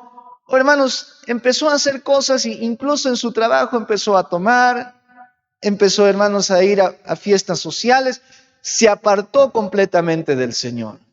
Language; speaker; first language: Spanish; native; Spanish